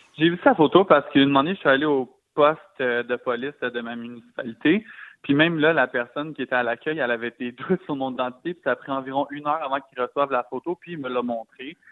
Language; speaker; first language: French; native; French